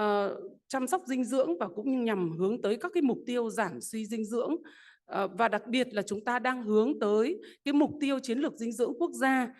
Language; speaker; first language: Vietnamese; native; Vietnamese